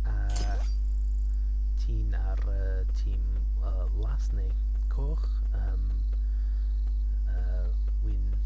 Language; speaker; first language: Welsh; non-native, learner; English